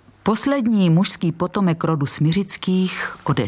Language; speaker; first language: Czech; native; Czech